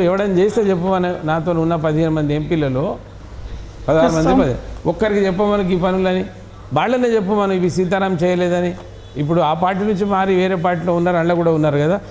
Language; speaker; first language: Telugu; non-native, local second language; Lambadi